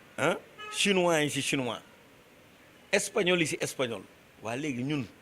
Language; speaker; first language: Wolof; non-native, local second language; Fula